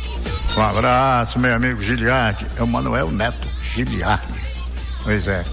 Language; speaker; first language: Portuguese; native; Portuguese